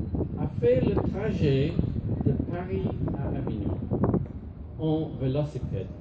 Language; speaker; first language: French; non-native, learner; English